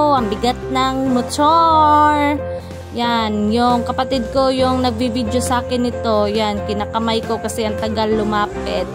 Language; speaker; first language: Filipino; non-native, local second language; Cebuano